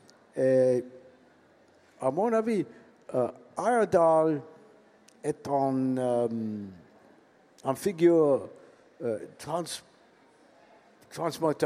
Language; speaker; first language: French; non-native, learner; English